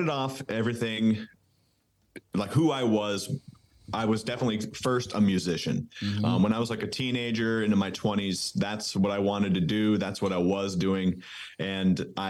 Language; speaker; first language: English; native; English